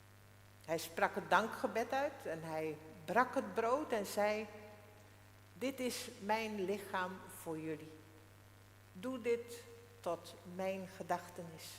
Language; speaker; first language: Dutch; non-native, local second language; Western Frisian